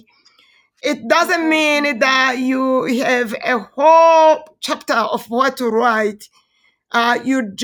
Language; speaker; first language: English; non-native, local second language; Kinyarwanda